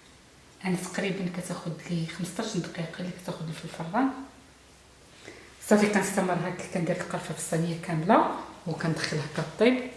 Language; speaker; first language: Arabic; native; Arabic